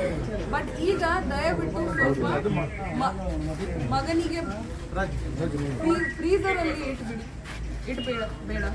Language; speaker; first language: Kannada; non-native, fluent; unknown